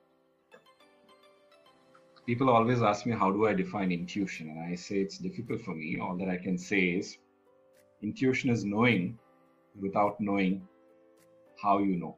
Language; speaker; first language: English; non-native, local second language; Malayalam